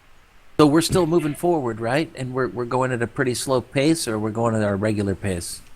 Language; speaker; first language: English; native; English